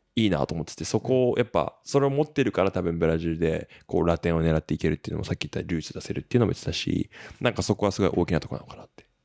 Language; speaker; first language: Japanese; native; Japanese